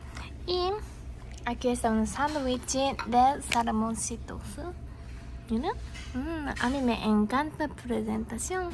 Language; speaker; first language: Spanish; non-native, fluent; Japanese